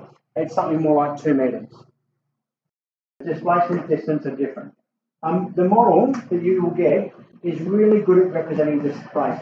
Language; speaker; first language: English; native; English